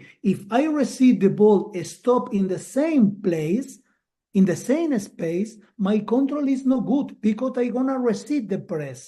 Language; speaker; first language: English; non-native, learner; Spanish